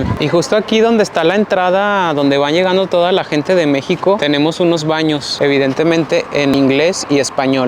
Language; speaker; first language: Spanish; native; Spanish